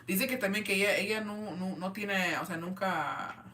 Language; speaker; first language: Spanish; early bilingual, heritage; Spanish